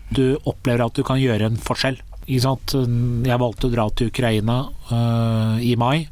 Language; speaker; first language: Norwegian; early bilingual, other home language; Persian